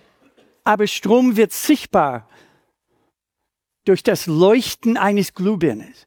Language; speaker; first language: German; native; German